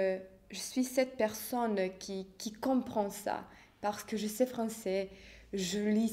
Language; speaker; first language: French; non-native, fluent; Bosnian